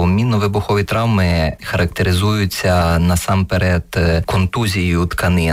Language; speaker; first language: Ukrainian; native; Ukrainian